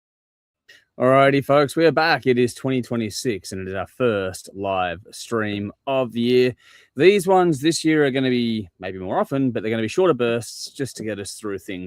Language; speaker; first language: English; native; English